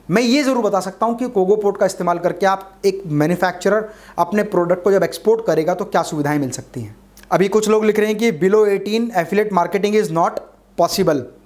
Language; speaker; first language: Hindi; native; Hindi